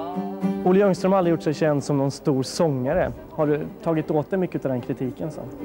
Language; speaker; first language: Swedish; native; Swedish